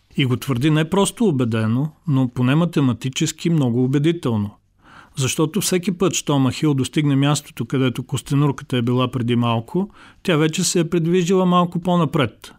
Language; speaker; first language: Bulgarian; native; Bulgarian